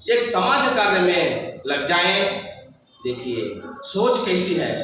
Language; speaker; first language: Hindi; non-native, local second language; Kannada